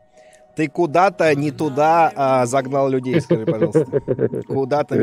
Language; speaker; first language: Russian; native; Russian